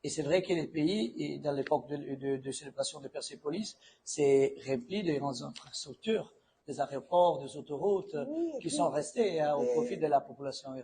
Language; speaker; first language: French; non-native, fluent; Italian